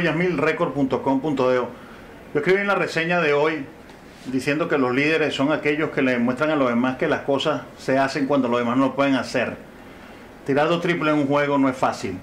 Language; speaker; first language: Spanish; native; Spanish